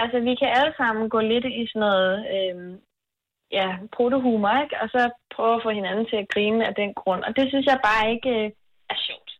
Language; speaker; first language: Danish; native; Danish